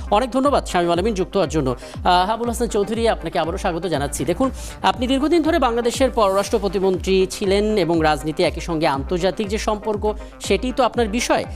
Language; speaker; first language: Bangla; native; Bangla